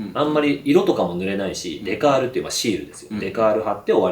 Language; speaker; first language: Japanese; native; Japanese